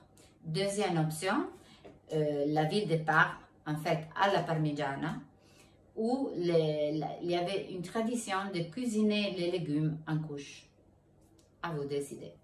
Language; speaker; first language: French; non-native, fluent; Italian